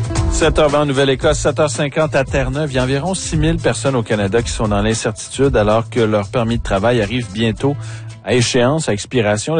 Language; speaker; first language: French; native; French